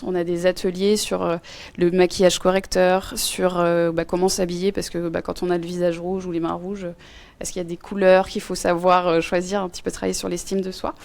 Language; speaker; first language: French; native; French